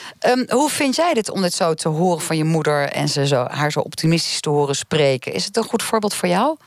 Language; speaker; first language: Dutch; native; Dutch